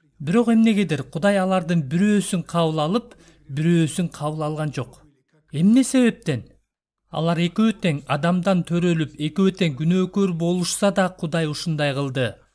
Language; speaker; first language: Kyrgyz; non-native, local second language; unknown